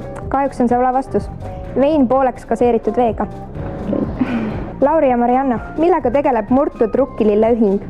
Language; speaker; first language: Estonian; native; Estonian